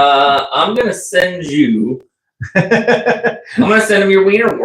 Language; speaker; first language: English; native; English